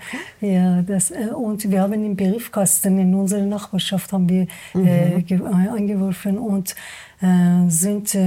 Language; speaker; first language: German; non-native, learner; Persian